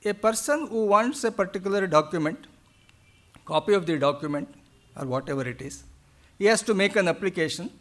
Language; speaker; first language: English; non-native, local second language; Kannada